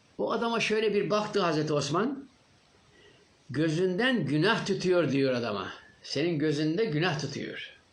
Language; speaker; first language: Turkish; native; Turkish